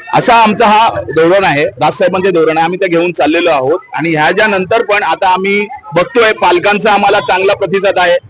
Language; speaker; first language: Marathi; native; Marathi